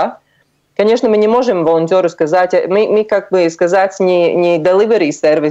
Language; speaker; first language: Russian; non-native, local second language; Latvian